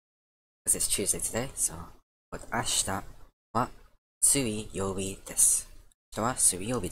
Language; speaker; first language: Japanese; non-native, learner; English